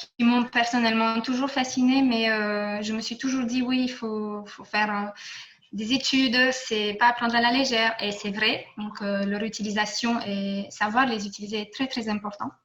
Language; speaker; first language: French; non-native, fluent; Romanian